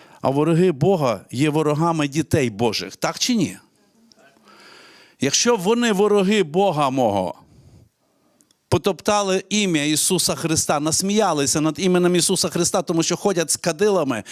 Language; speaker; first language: Ukrainian; native; Ukrainian